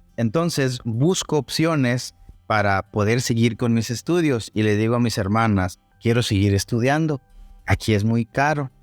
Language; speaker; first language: Spanish; non-native, local second language; Zapotec